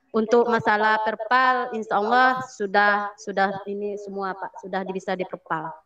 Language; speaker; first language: Indonesian; native; Indonesian